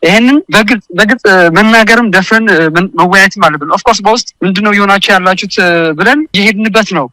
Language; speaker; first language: Amharic; non-native, local second language; Tigrinya